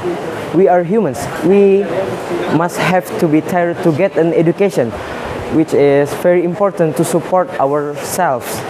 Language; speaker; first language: English; non-native, learner; Indonesian